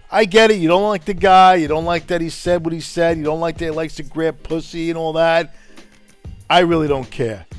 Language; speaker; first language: English; non-native, fluent; Italian